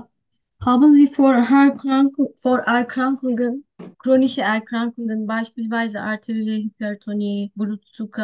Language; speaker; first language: German; non-native, learner; Turkish